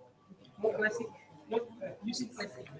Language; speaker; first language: English; non-native, learner; Indonesian